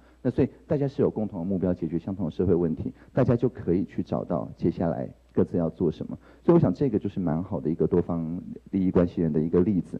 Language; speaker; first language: Chinese; native; Chinese